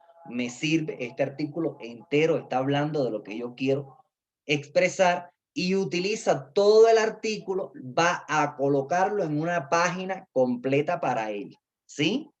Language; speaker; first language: Spanish; native; Spanish